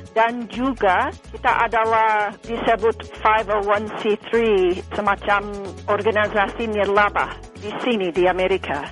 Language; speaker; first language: Indonesian; non-native, fluent; English